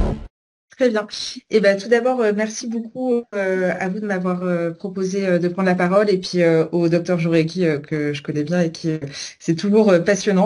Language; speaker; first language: French; native; French